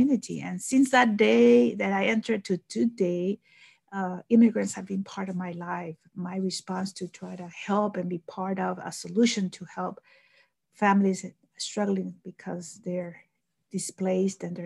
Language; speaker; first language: English; native; English